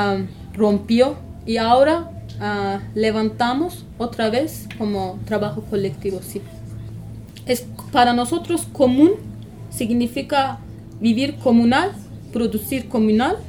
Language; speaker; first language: Spanish; non-native, learner; Kurdish